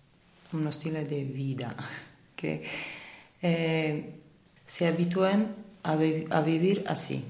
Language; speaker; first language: Spanish; non-native, fluent; Italian